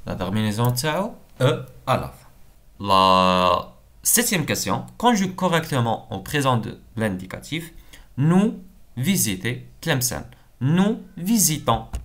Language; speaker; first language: French; non-native, local second language; Arabic